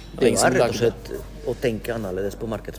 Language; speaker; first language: Norwegian; non-native, fluent; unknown